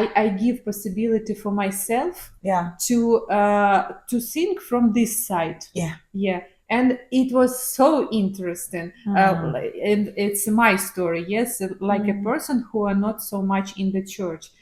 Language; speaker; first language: English; non-native, learner; Ukrainian